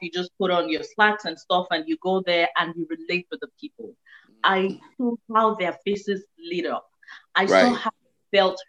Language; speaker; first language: English; non-native, local second language; Yoruba